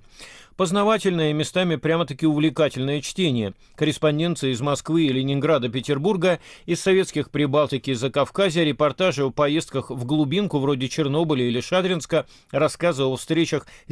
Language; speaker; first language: Russian; native; Russian